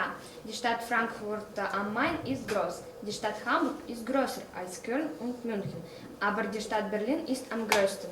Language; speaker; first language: German; non-native, learner; Russian